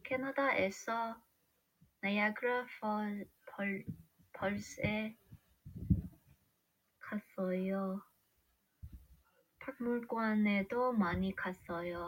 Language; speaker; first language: Korean; non-native, learner; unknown